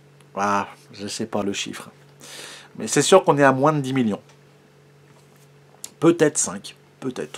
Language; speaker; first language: French; native; French